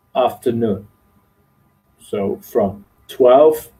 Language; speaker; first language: English; non-native, fluent; Dutch